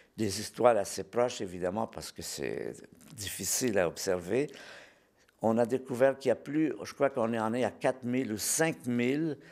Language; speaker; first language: French; native; French